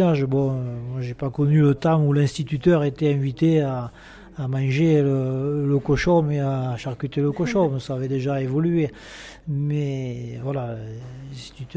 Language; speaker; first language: French; native; French